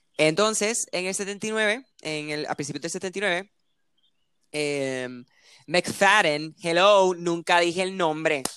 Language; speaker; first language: Spanish; early bilingual, heritage; Spanish